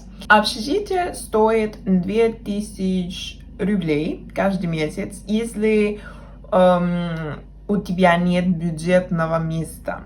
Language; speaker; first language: Russian; non-native, fluent; Spanish